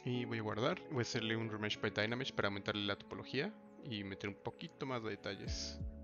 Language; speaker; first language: Spanish; native; Spanish